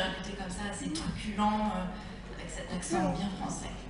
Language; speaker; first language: French; native; French